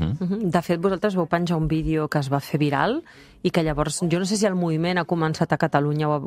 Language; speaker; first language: Catalan; native; Catalan